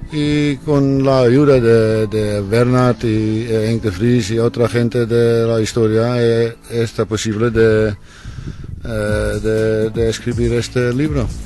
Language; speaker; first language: Spanish; non-native, learner; Dutch